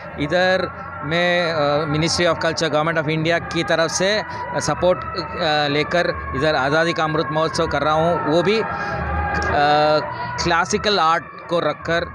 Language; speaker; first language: Hindi; non-native, local second language; Kannada